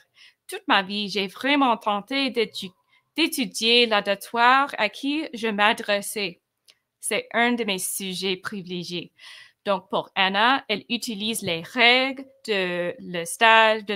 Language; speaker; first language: French; non-native, fluent; English